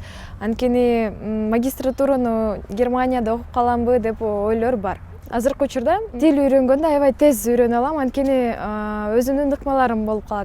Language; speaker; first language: Kyrgyz; non-native, local second language; Uyghur